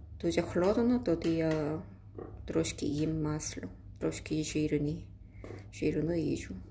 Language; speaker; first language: Ukrainian; non-native, learner; Korean